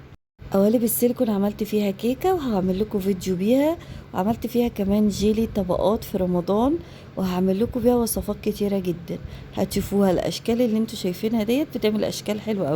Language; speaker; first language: Arabic; native; Arabic